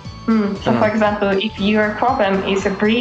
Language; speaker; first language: English; non-native, fluent; Japanese